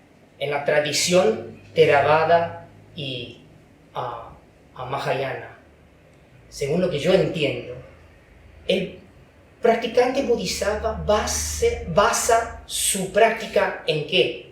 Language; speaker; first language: Spanish; non-native, fluent; Chinese